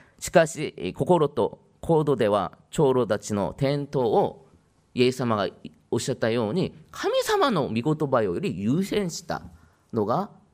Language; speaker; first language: Japanese; non-native, fluent; Korean